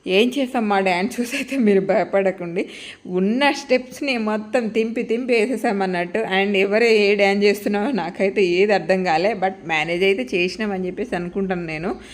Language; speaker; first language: Telugu; native; Telugu